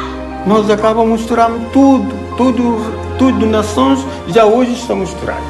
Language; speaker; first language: Portuguese; non-native, local second language; Kabuverdianu